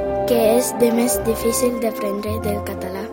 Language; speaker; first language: Catalan; non-native, learner; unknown